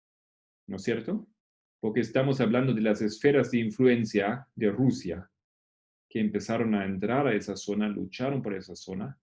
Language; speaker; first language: Spanish; non-native, fluent; Portuguese